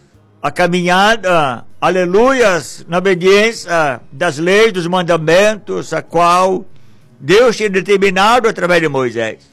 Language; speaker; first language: Portuguese; native; Portuguese